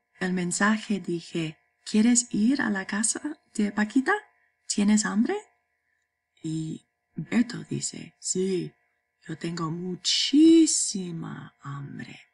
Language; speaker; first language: Spanish; non-native, fluent; English